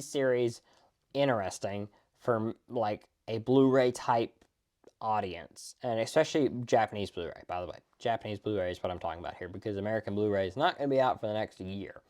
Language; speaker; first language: English; native; English